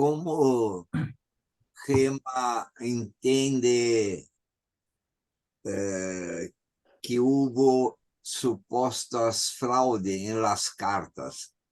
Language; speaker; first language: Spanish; non-native, learner; Portuguese